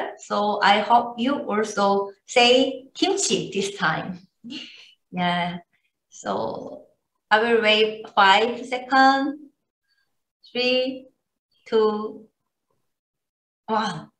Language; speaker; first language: English; non-native, learner; Korean